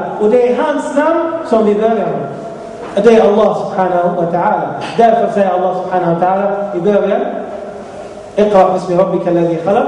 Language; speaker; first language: Swedish; non-native, fluent; Arabic